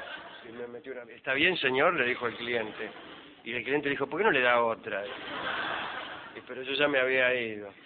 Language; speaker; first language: Spanish; native; Spanish